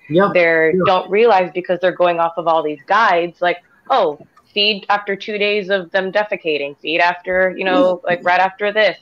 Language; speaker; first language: English; native; English